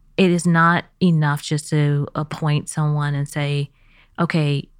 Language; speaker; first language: English; early bilingual, other home language; Chinese